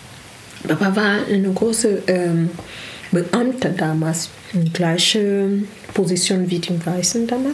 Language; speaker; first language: German; non-native, learner; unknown